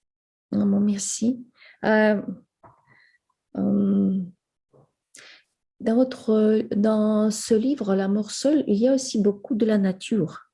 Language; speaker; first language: French; non-native, fluent; Ukrainian